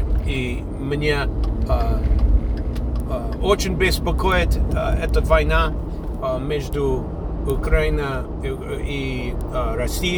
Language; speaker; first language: Russian; non-native, fluent; English